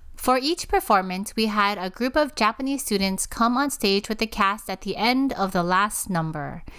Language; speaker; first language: English; native; English